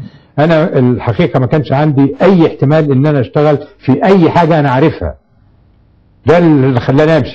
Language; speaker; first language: Arabic; native; Arabic